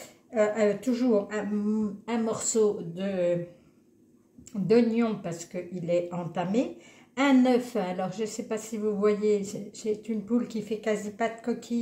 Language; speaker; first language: French; native; French